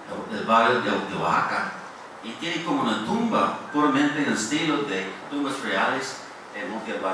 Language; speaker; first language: Spanish; non-native, fluent; English